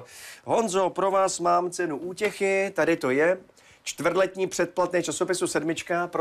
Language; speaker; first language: Czech; native; Czech